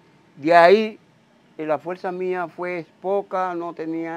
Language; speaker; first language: Spanish; native; Spanish